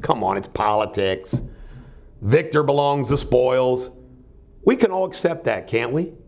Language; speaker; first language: English; native; English